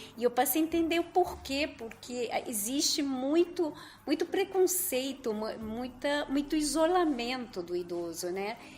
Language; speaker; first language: Portuguese; non-native, fluent; Spanish